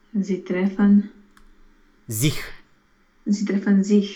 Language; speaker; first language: German; non-native, learner; Romanian